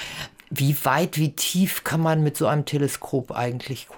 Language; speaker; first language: German; native; German